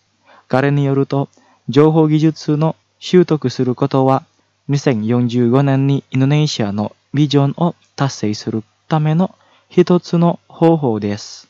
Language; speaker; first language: Japanese; non-native, fluent; Indonesian